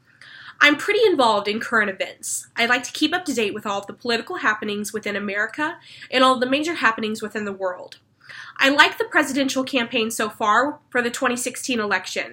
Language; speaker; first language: English; native; English